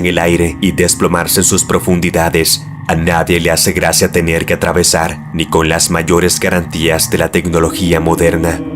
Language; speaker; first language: Spanish; native; Spanish